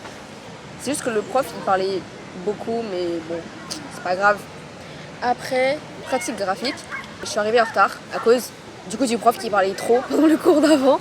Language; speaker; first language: French; native; French